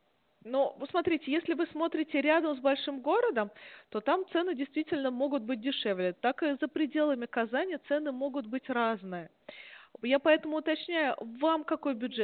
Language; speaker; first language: Russian; native; Russian